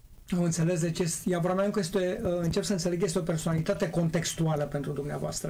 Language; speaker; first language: Romanian; native; Romanian